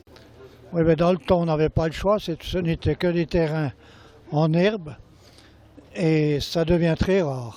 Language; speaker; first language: French; native; French